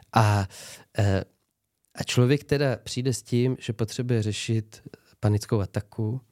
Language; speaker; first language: Czech; native; Czech